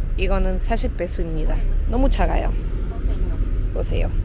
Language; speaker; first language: Korean; non-native, learner; Spanish